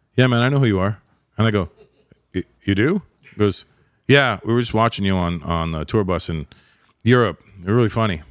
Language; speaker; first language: English; native; English